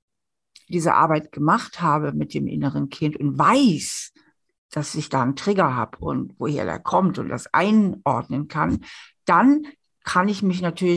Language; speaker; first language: German; native; German